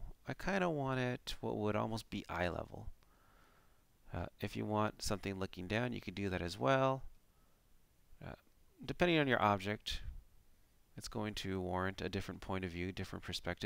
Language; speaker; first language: English; native; English